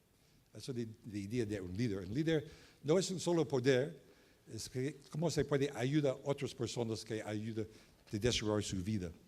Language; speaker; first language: Spanish; non-native, learner; English